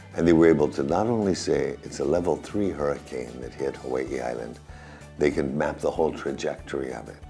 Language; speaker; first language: English; native; English